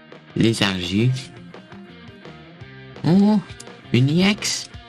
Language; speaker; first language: French; non-native, learner; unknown